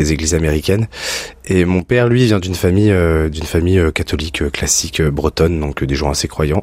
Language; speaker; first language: French; native; French